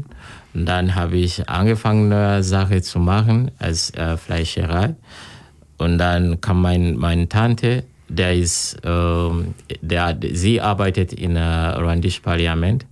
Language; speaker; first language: German; non-native, learner; Kinyarwanda